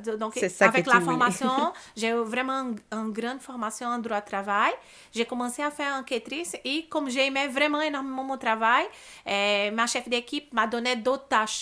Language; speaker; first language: French; non-native, learner; Portuguese